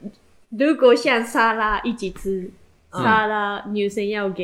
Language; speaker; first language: Chinese; non-native, learner; Japanese